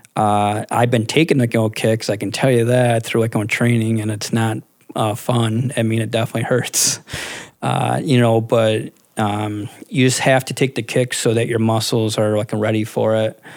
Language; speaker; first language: English; native; English